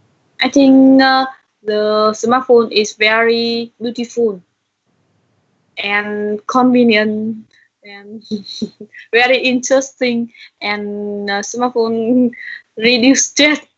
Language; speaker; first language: English; non-native, learner; Vietnamese